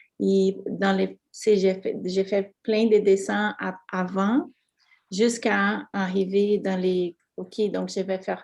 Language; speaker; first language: French; non-native, fluent; Portuguese